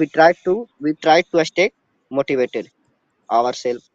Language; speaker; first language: English; non-native, learner; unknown